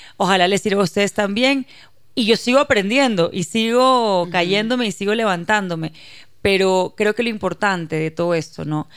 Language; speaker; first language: Spanish; native; Spanish